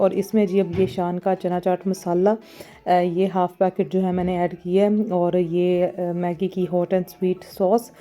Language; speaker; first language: Urdu; non-native, local second language; Punjabi